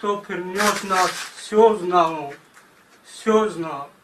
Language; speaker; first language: Russian; non-native, learner; Tajik